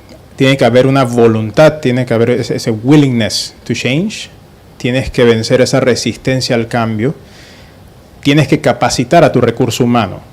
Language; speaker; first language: Spanish; native; Spanish